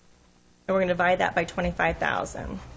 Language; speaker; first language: English; native; English